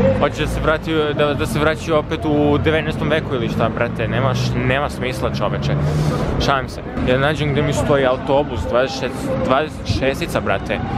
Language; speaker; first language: Serbian; early bilingual, heritage; Serbian